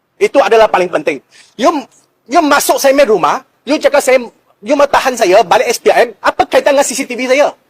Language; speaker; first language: Malay; non-native, local second language; Chinese